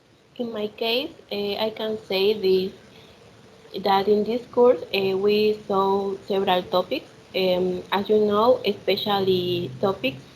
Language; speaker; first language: English; non-native, fluent; Spanish